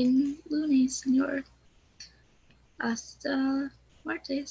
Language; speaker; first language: Spanish; non-native, learner; English